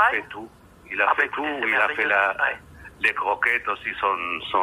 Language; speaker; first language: French; non-native, learner; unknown